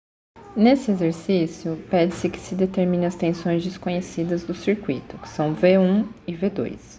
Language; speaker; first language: Portuguese; native; Portuguese